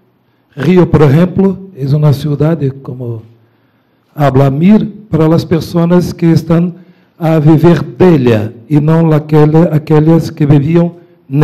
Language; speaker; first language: Spanish; non-native, fluent; Portuguese